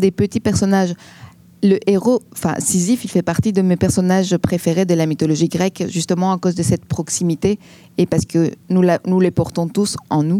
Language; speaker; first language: French; non-native, fluent; Greek